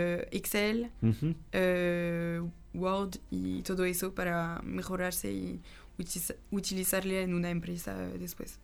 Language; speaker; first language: Spanish; non-native, learner; French